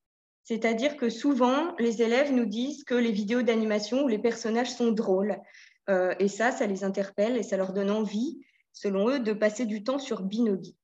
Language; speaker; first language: French; native; French